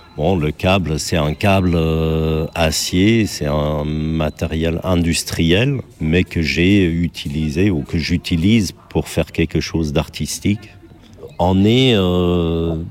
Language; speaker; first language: French; non-native, fluent; German